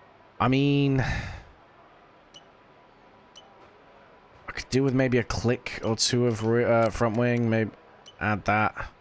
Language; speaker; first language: English; native; English